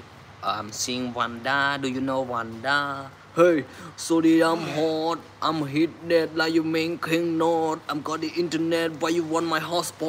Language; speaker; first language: English; non-native, learner; Khmer